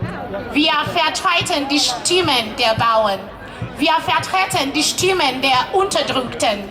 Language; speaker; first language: German; non-native, learner; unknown